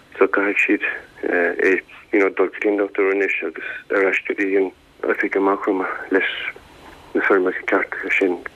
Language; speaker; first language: Irish; native; Irish